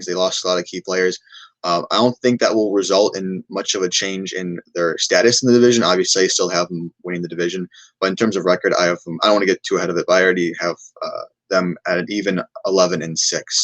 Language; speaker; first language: English; native; English